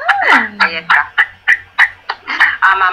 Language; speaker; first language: Spanish; native; Spanish